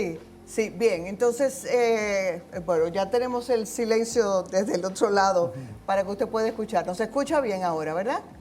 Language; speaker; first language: Spanish; native; Spanish